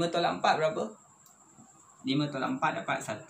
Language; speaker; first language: Malay; native; Malay